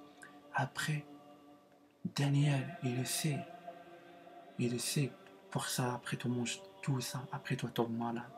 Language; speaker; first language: French; non-native, learner; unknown